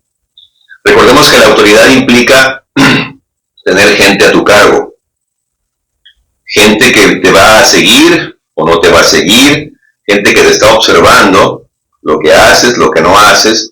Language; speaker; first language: Spanish; native; Spanish